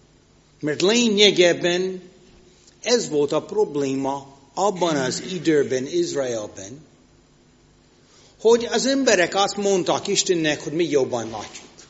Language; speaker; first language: Hungarian; non-native, fluent; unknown